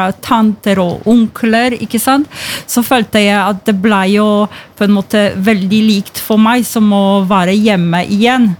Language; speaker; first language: Norwegian; non-native, fluent; Polish